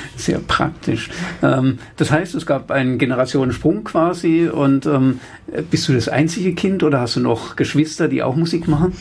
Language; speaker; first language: German; native; German